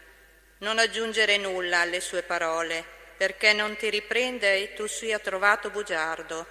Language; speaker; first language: Italian; native; Italian